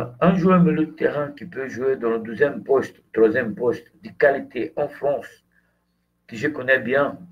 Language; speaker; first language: French; non-native, fluent; Portuguese